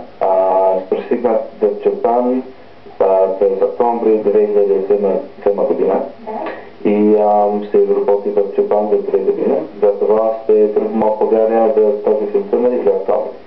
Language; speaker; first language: Bulgarian; non-native, learner; English